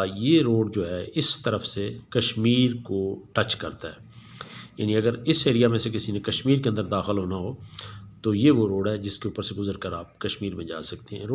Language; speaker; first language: Urdu; non-native, local second language; Punjabi